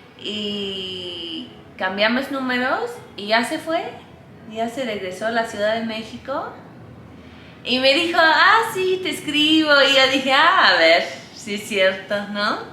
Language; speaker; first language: Spanish; non-native, fluent; English